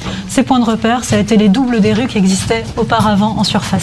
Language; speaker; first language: French; native; French